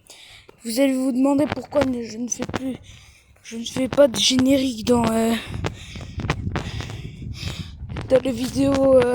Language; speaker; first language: French; early bilingual, other home language; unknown